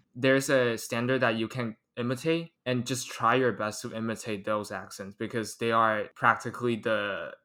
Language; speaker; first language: English; non-native, fluent; Chinese